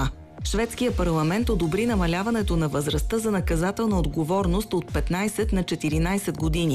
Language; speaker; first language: Bulgarian; native; Bulgarian